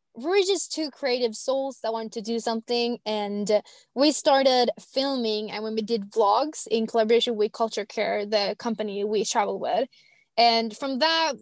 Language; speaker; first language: English; non-native, fluent; Swedish